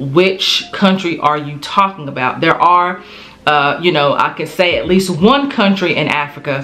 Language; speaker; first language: English; native; English